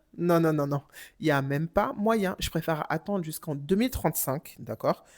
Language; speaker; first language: French; non-native, fluent; German